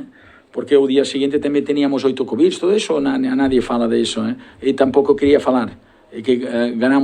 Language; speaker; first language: Portuguese; non-native, learner; Spanish